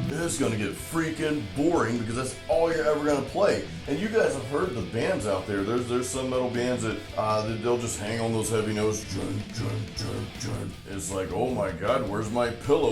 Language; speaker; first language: English; native; English